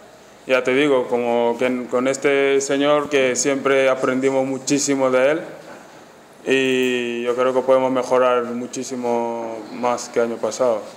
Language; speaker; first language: Spanish; non-native, fluent; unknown